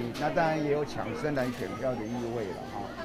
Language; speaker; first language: Chinese; native; Chinese